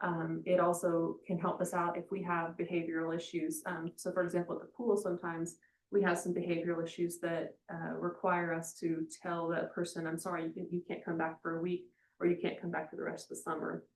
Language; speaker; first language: English; native; English